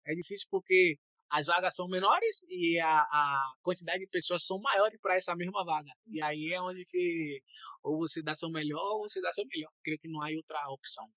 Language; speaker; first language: Portuguese; native; Portuguese